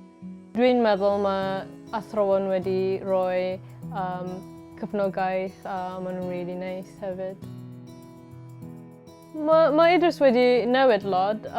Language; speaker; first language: Welsh; non-native, learner; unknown